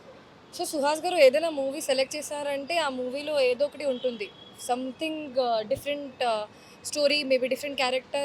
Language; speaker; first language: Telugu; non-native, fluent; Hindi